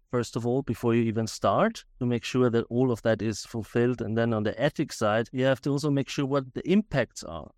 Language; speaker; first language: English; non-native, fluent; German